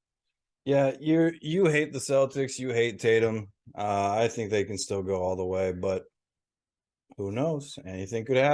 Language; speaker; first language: English; native; English